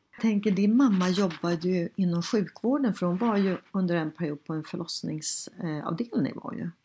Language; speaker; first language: Swedish; native; Swedish